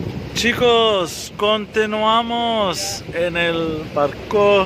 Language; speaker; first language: Spanish; non-native, fluent; Arabic